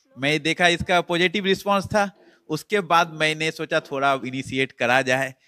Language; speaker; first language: Hindi; native; Hindi